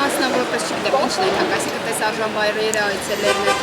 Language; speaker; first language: Armenian; native; Armenian